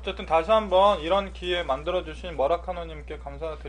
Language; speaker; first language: Korean; native; Korean